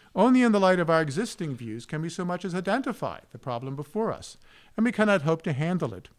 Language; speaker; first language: English; native; English